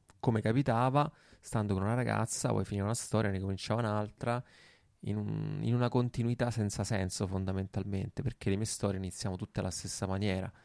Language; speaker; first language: Italian; native; Italian